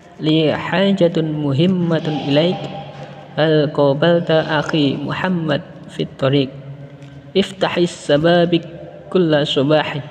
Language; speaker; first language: Arabic; non-native, learner; Indonesian